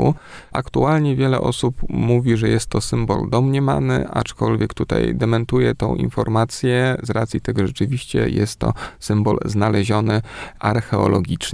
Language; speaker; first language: Polish; native; Polish